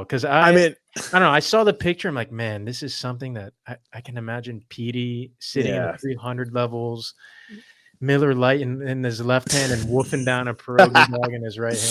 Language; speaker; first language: English; native; English